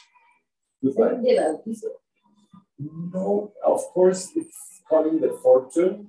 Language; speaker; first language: English; non-native, fluent; Spanish